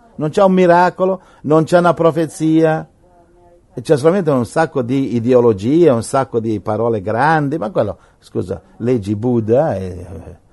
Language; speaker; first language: Italian; native; Italian